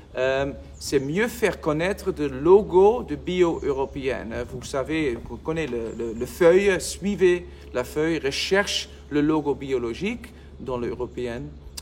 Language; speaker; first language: French; non-native, learner; Dutch